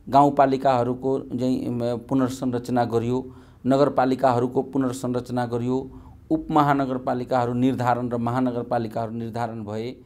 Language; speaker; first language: Nepali; non-native, local second language; Maithili